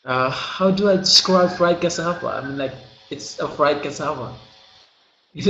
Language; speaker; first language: English; non-native, learner; Indonesian